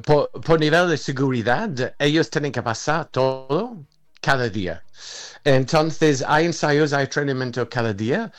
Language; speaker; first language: Spanish; non-native, fluent; English